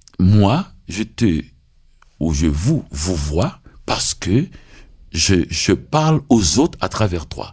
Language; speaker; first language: French; non-native, local second language; Haitian Creole